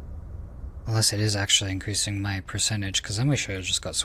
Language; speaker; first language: English; native; English